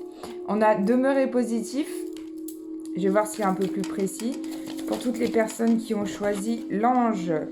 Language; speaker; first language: French; native; French